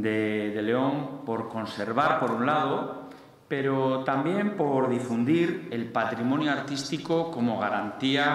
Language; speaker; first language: Spanish; native; Spanish